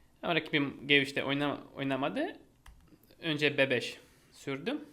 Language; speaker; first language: Turkish; non-native, fluent; Russian